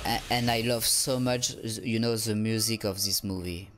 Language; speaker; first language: English; non-native, learner; French